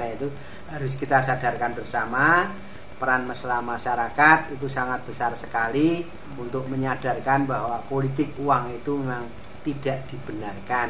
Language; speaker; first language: Indonesian; native; Indonesian